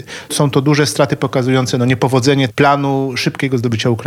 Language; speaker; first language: Polish; native; Polish